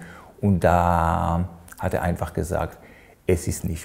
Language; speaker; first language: German; non-native, fluent; Hebrew